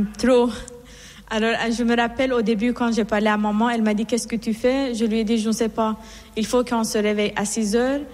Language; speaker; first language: French; non-native, fluent; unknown